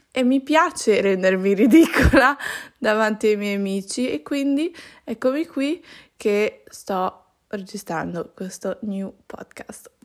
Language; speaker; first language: Italian; native; Italian